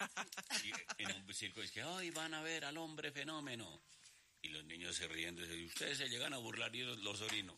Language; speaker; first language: Spanish; native; Spanish